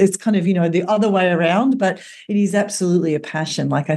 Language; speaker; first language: English; native; English